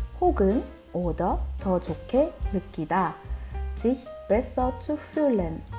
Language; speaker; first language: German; non-native, fluent; Korean